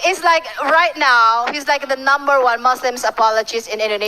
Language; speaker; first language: English; non-native, fluent; Indonesian